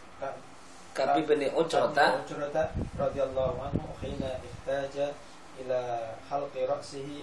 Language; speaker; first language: Arabic; non-native, fluent; Indonesian